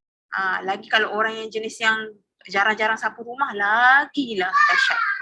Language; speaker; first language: Malay; native; Malay